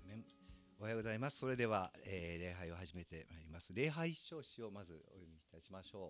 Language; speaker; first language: Japanese; native; Japanese